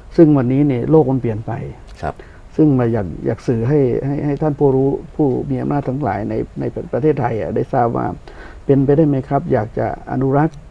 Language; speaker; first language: Thai; non-native, local second language; Northern Khmer